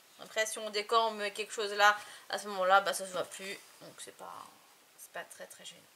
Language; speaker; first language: French; native; French